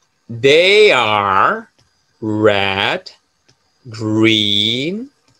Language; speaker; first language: English; non-native, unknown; Indonesian